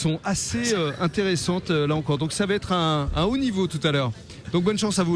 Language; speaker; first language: French; native; French